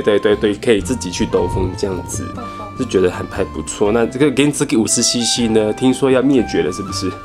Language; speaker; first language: Chinese; native; Chinese